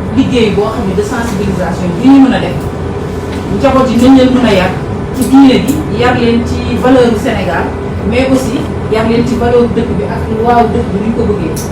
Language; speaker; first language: Wolof; non-native, local second language; Fula